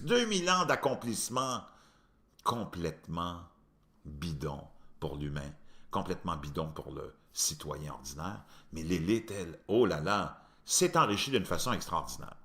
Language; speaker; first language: French; native; French